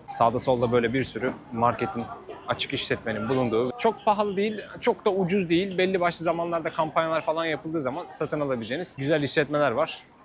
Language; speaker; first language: Turkish; native; Turkish